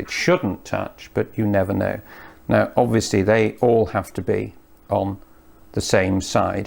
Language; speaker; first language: English; native; English